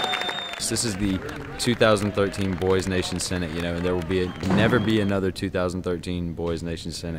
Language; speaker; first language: English; native; English